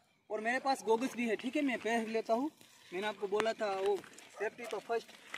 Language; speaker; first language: Hindi; non-native, local second language; Gujarati